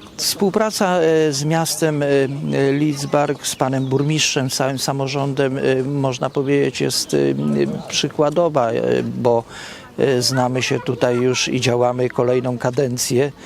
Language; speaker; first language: Polish; native; Polish